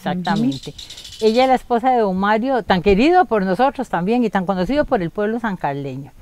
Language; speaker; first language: Spanish; native; Spanish